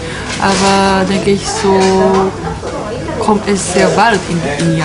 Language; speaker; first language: German; non-native, learner; Japanese